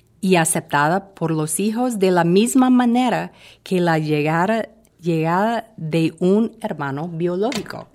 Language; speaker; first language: Spanish; non-native, fluent; English